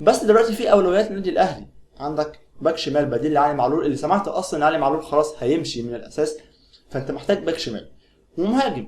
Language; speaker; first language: Arabic; native; Arabic